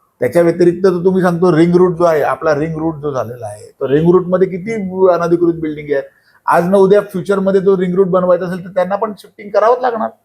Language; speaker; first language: Marathi; native; Marathi